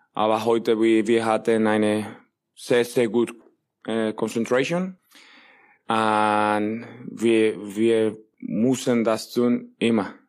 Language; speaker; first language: German; non-native, learner; English